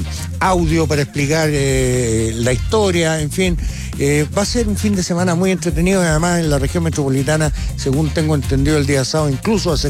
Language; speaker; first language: Spanish; native; Spanish